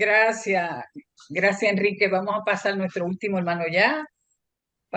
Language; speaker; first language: Spanish; native; Spanish